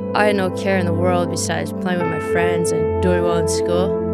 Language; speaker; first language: English; native; English